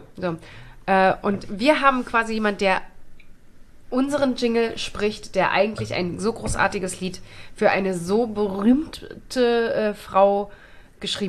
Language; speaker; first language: German; native; German